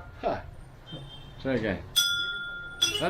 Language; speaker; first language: English; non-native, learner; Chinese